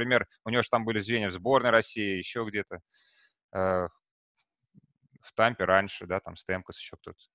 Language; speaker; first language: Russian; native; Russian